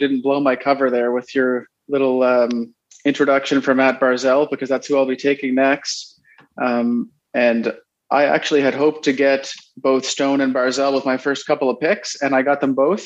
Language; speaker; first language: English; native; English